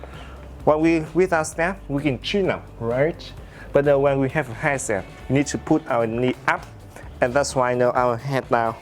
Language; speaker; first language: English; non-native, fluent; Vietnamese